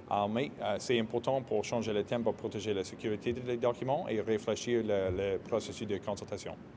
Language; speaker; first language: French; non-native, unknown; English